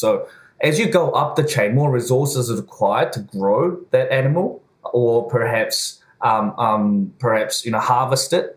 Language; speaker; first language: English; native; English